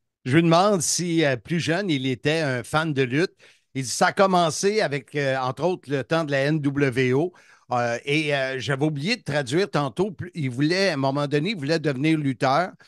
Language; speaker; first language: French; native; French